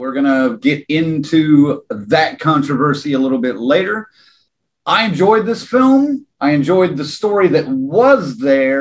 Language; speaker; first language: English; native; English